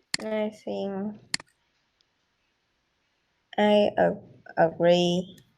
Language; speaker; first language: English; non-native, learner; Vietnamese